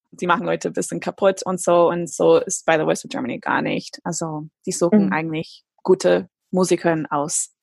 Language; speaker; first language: German; non-native, fluent; English